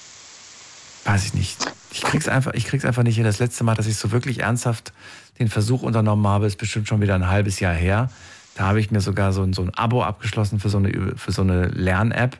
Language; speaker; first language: German; native; German